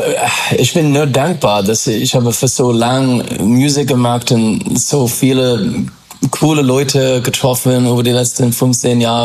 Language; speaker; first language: German; non-native, fluent; English